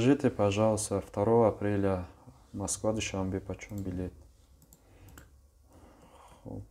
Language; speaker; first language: Russian; non-native, local second language; Tajik